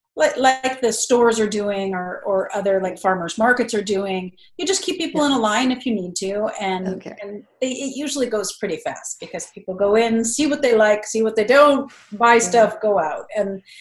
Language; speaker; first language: English; native; English